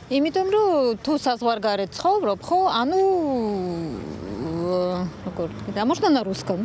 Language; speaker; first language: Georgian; non-native, local second language; Russian